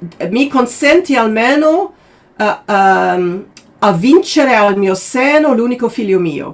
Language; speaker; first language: Italian; non-native, fluent; English